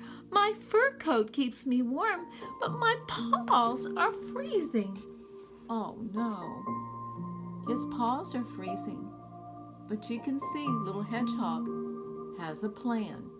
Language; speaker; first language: English; native; English